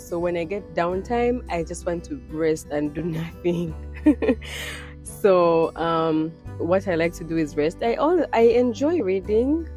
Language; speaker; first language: English; non-native, local second language; Ganda